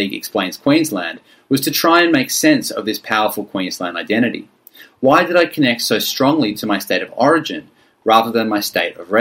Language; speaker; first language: English; native; English